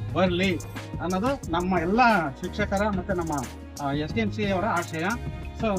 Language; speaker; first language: Kannada; native; Kannada